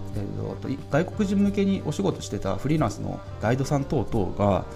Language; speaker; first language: Japanese; native; Japanese